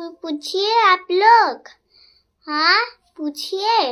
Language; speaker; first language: Hindi; non-native, local second language; Bangla